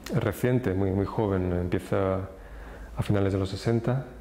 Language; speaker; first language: Spanish; native; Spanish